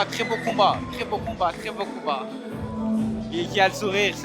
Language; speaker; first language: French; native; French